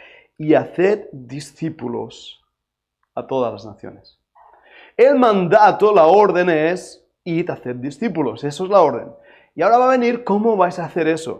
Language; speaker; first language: Spanish; native; Spanish